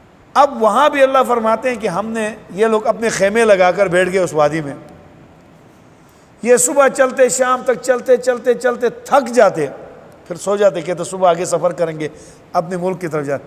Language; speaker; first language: Urdu; native; Urdu